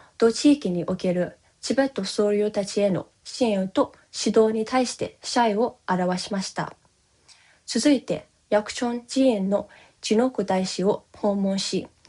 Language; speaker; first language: Japanese; non-native, fluent; Tibetan